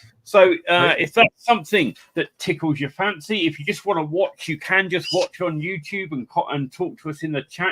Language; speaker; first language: English; native; English